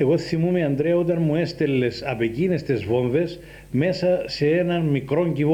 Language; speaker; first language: Greek; native; Greek